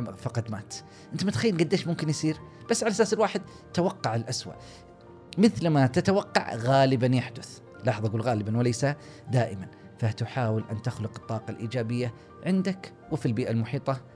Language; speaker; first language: Arabic; native; Arabic